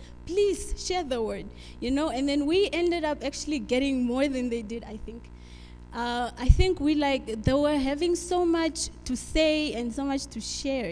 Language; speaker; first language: English; non-native, local second language; Afrikaans